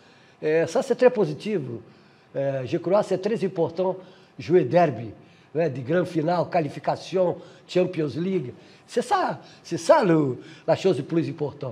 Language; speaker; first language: French; non-native, fluent; Portuguese